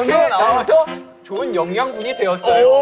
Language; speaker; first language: Korean; native; Korean